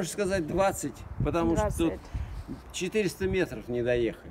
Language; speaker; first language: Russian; native; Russian